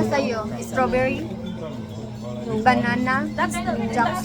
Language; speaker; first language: Filipino; non-native, local second language; Cebuano